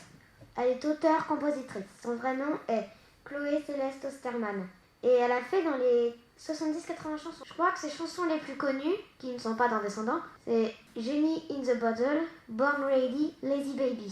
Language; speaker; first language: French; native; French